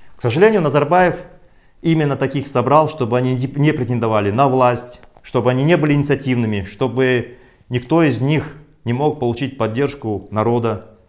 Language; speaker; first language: Russian; non-native, local second language; Kazakh